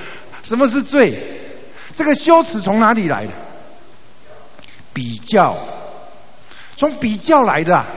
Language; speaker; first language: Chinese; native; Chinese